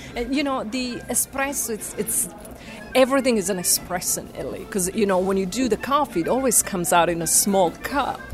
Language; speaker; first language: English; non-native, fluent; Italian